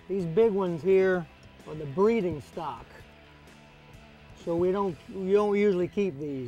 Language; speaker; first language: English; native; English